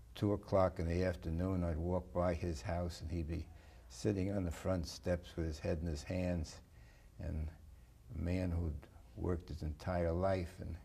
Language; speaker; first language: English; native; English